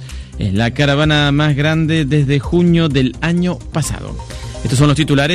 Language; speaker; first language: Spanish; native; Spanish